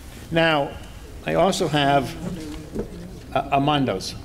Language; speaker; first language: English; native; English